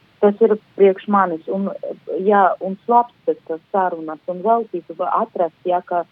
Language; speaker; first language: Latvian; non-native, learner; Russian